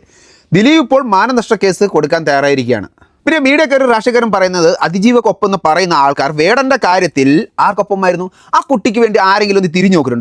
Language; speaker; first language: Malayalam; native; Malayalam